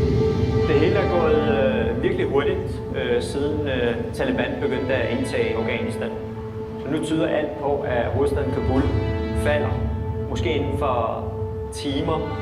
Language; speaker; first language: Danish; early bilingual, other home language; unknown